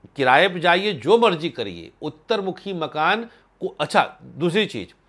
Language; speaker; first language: Hindi; native; Hindi